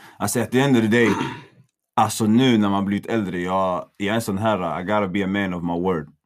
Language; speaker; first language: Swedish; native; Swedish